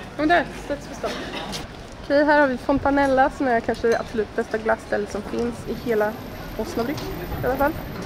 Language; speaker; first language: Swedish; native; Swedish